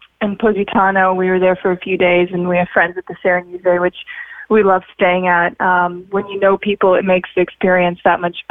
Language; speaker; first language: English; early bilingual, other home language; Russian